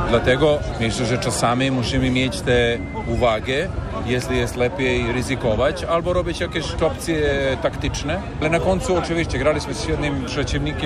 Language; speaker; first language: Polish; non-native, learner; Serbian